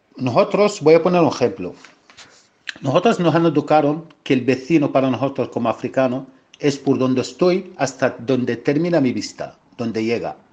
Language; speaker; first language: Spanish; non-native, fluent; Arabic